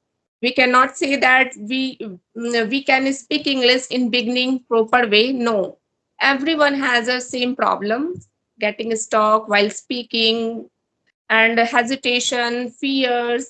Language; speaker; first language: English; non-native, learner; Hindi